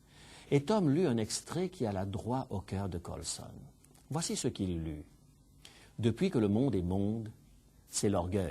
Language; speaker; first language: French; native; French